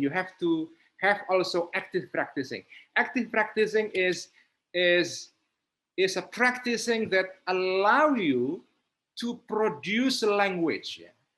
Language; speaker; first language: English; non-native, fluent; Indonesian